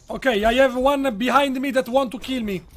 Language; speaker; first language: English; non-native, learner; Italian